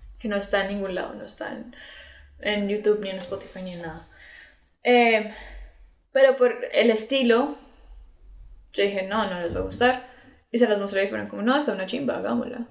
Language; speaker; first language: Spanish; early bilingual, other home language; English